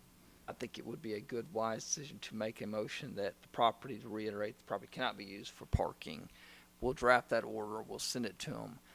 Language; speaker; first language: English; native; English